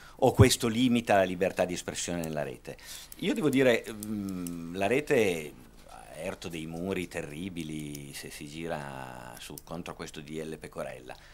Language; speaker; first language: Italian; native; Italian